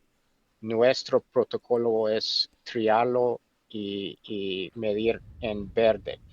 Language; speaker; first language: Spanish; non-native, fluent; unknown